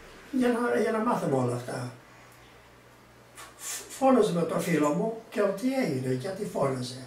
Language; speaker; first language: Greek; early bilingual, heritage; Greek